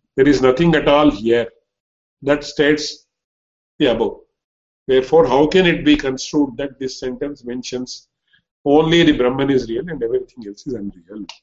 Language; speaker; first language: English; non-native, local second language; Tamil